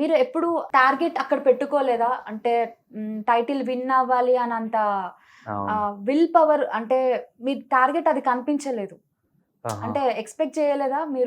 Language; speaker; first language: Telugu; native; Telugu